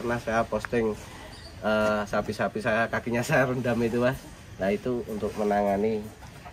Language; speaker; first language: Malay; non-native, local second language; Javanese